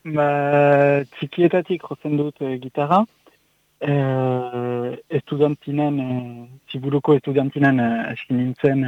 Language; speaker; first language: Basque; non-native, local second language; French